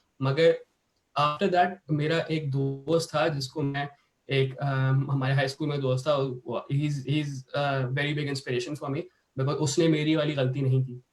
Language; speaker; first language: Urdu; native; Urdu